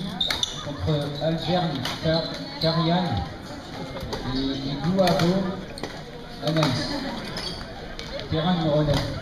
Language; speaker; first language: French; native; French